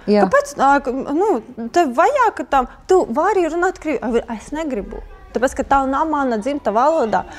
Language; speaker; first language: Latvian; non-native, learner; Ukrainian